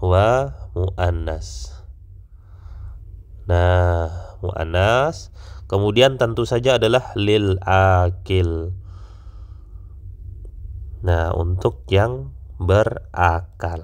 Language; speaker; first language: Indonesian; native; Indonesian